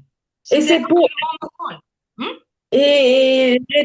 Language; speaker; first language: French; non-native, learner; Ukrainian